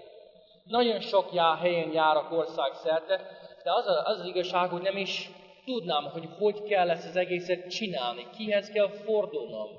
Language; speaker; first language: Hungarian; non-native, fluent; English